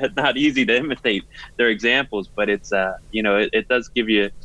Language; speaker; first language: English; native; English